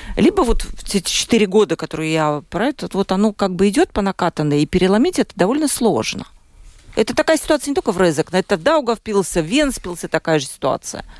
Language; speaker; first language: Russian; native; Russian